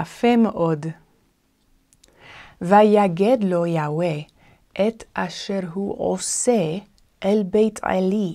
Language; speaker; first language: Hebrew; non-native, fluent; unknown